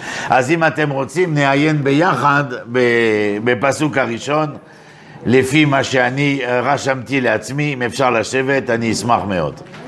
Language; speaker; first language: Hebrew; non-native, fluent; French